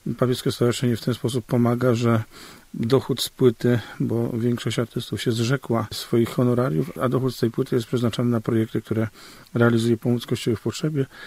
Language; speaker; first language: Polish; native; Polish